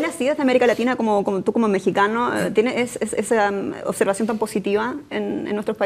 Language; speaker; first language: Spanish; native; Spanish